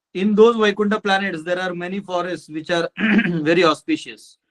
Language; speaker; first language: English; non-native, local second language; Hindi